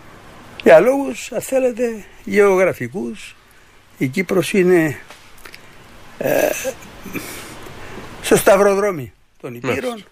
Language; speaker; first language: Greek; native; Greek